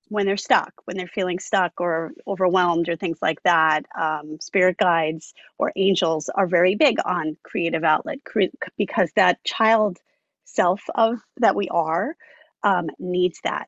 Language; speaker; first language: English; native; English